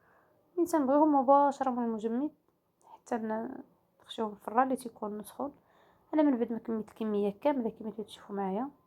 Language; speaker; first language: Arabic; native; Arabic